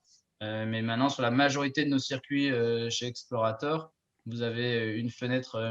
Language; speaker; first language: French; native; French